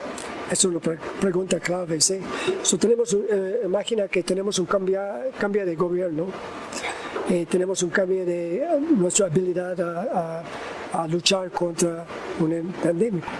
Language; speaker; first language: Spanish; non-native, learner; English